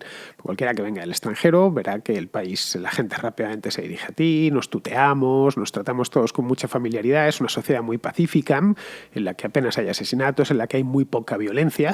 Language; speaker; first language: Spanish; native; Spanish